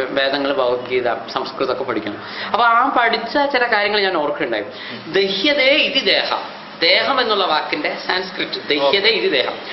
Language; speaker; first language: Malayalam; non-native, local second language; Hindi